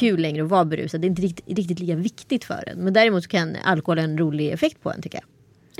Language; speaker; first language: Swedish; native; Swedish